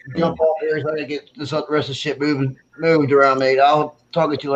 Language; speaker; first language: English; native; English